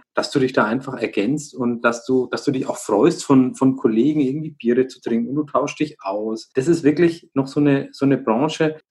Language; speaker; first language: German; native; German